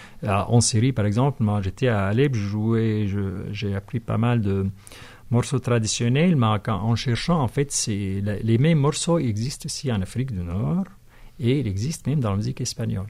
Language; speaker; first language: French; non-native, fluent; Arabic